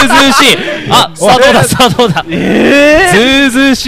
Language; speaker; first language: Japanese; native; Japanese